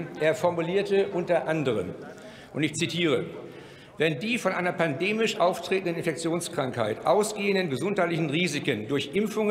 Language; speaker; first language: German; native; German